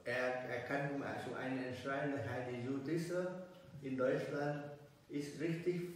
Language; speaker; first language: German; non-native, learner; Vietnamese